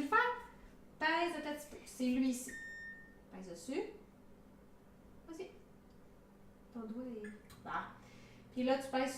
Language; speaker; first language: French; native; French